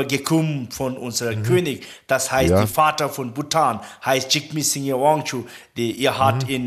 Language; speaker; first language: German; non-native, learner; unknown